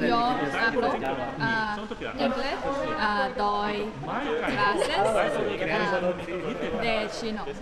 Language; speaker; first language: Spanish; non-native, learner; Chinese